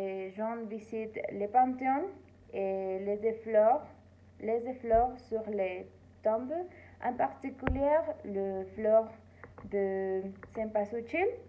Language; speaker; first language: French; non-native, learner; Spanish